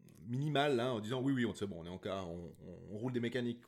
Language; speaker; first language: French; native; French